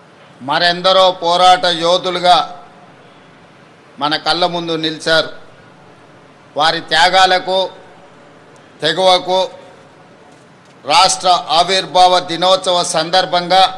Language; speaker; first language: Telugu; native; Telugu